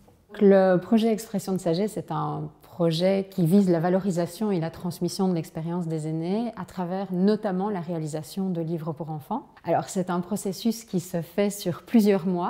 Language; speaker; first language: French; native; French